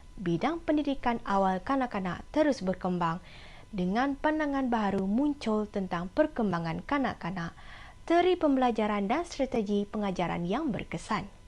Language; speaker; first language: Malay; non-native, local second language; Iban